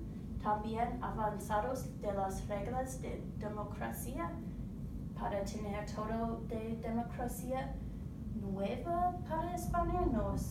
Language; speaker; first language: Spanish; non-native, learner; English